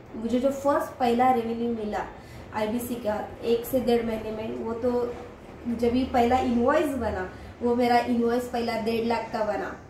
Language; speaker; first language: Hindi; non-native, local second language; Marathi